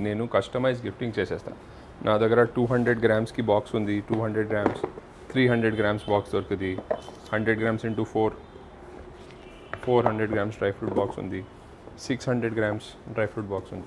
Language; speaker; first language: Telugu; non-native, local second language; Hindi